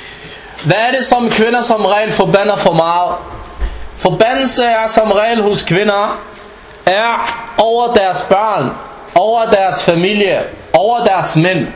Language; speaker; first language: Danish; non-native, fluent; Arabic